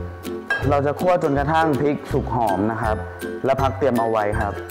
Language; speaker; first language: Thai; native; Thai